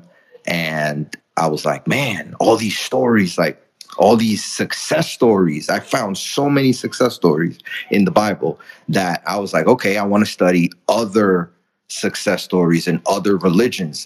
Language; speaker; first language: English; early bilingual, other home language; Spanish